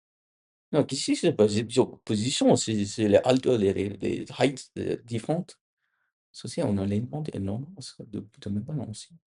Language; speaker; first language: French; non-native, learner; English